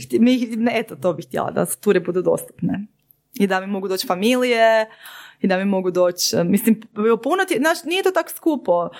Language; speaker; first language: Croatian; native; Croatian